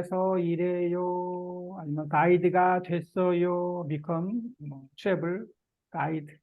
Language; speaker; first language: Korean; native; Korean